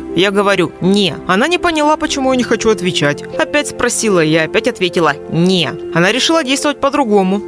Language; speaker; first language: Russian; non-native, fluent; Chinese